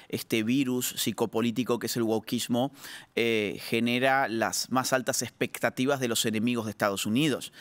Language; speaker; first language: Spanish; native; Spanish